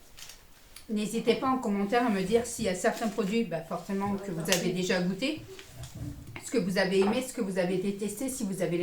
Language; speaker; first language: French; native; French